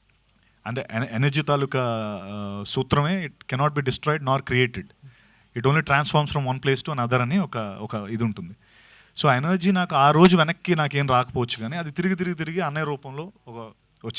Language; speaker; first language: Telugu; native; Telugu